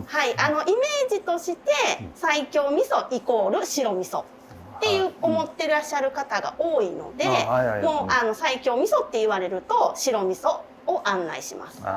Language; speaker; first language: Japanese; native; Japanese